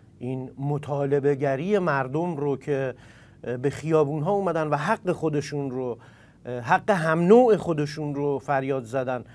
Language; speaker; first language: Persian; non-native, local second language; Central Kurdish